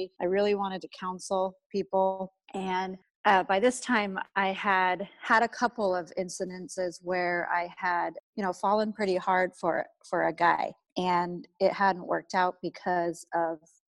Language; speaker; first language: English; native; English